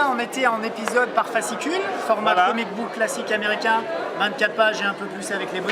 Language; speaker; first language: French; native; French